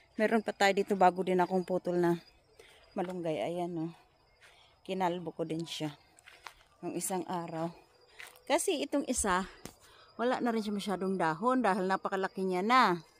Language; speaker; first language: Filipino; non-native, local second language; Masbatenyo